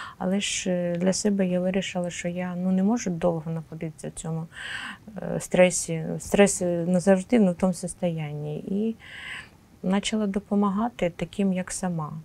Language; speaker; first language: Ukrainian; non-native, local second language; Russian